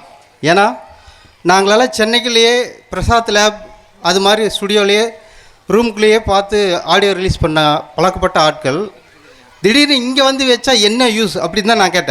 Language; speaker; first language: Tamil; native; Tamil